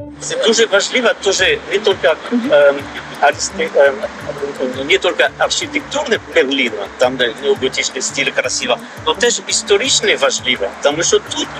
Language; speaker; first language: Ukrainian; non-native, learner; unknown